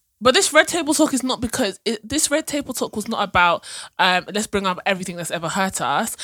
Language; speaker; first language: English; native; English